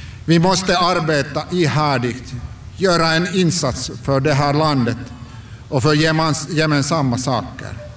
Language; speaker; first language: Swedish; non-native, local second language; Finnish